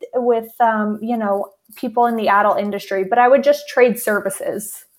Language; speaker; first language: English; native; English